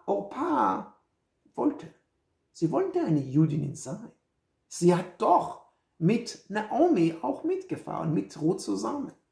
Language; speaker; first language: German; non-native, fluent; Hebrew